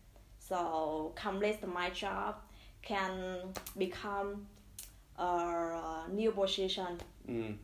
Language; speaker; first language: English; non-native, learner; Vietnamese